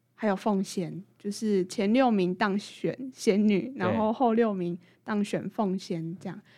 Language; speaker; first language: Chinese; native; Chinese